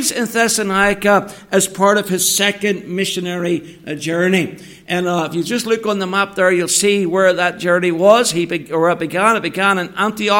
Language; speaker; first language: English; native; English